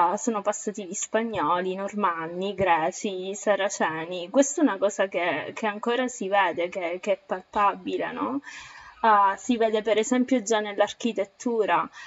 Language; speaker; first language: Italian; native; Italian